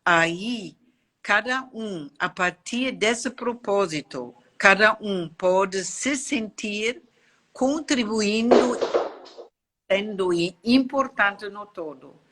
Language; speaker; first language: Portuguese; non-native, learner; German